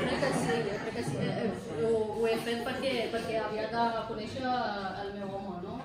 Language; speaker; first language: Catalan; non-native, fluent; Romanian